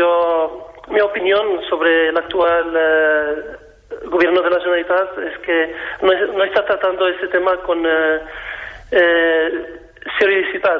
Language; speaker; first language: Spanish; non-native, fluent; Arabic